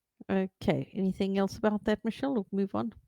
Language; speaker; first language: English; native; English